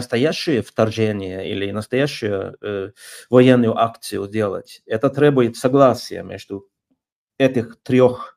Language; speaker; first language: Russian; non-native, fluent; Norwegian